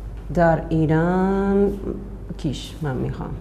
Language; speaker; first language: Persian; non-native, learner; Spanish